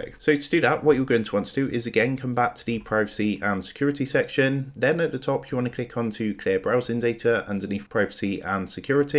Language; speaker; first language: English; native; English